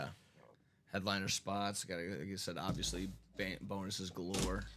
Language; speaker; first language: English; native; English